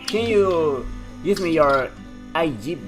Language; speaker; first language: English; non-native, learner; Spanish